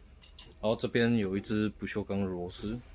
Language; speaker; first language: Chinese; native; Chinese